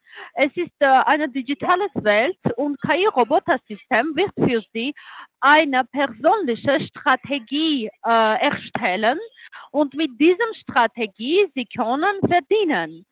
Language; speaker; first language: German; non-native, learner; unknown